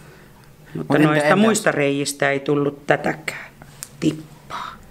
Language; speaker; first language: Finnish; native; Finnish